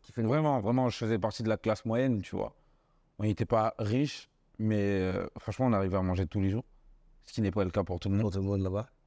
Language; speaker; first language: French; early bilingual, other home language; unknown